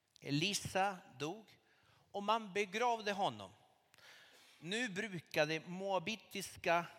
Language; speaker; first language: Swedish; non-native, fluent; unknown